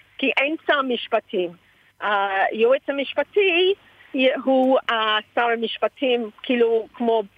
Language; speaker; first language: Hebrew; early bilingual, heritage; Hebrew